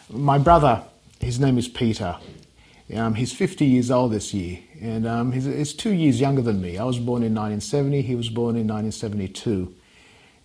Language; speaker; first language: English; native; English